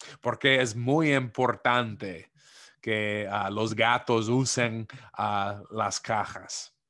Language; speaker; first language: Spanish; non-native, fluent; English